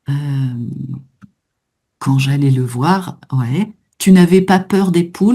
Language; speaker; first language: French; native; French